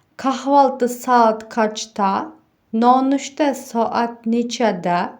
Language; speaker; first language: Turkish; non-native, fluent; Uzbek